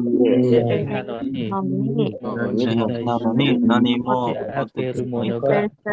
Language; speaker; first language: Japanese; non-native, learner; Indonesian